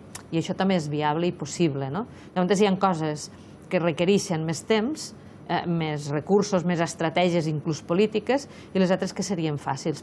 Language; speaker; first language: Catalan; native; Catalan